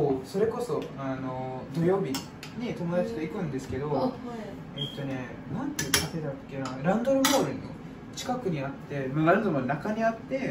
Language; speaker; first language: Japanese; non-native, fluent; English